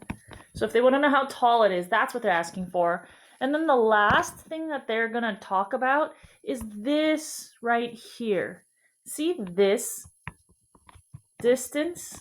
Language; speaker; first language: English; native; English